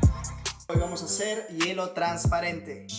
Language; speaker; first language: Spanish; native; Spanish